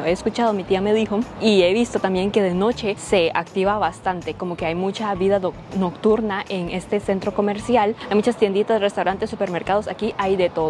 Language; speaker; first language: Spanish; native; Spanish